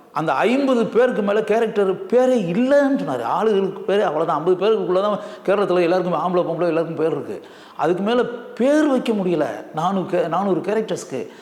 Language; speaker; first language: Tamil; native; Tamil